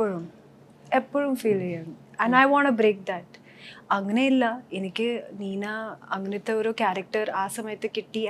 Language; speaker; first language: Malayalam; non-native, local second language; Hindi